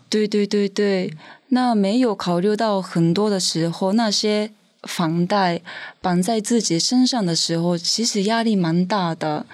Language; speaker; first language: Chinese; non-native, fluent; Japanese